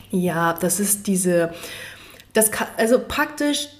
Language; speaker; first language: German; non-native, fluent; Chinese